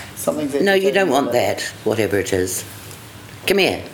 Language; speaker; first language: English; native; English